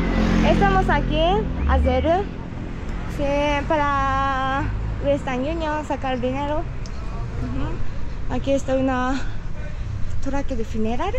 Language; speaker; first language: Spanish; non-native, learner; Japanese